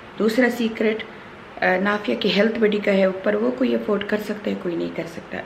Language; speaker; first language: Urdu; non-native, local second language; Pashto